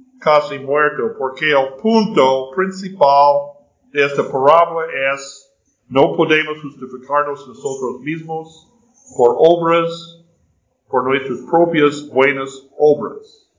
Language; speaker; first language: Spanish; non-native, fluent; English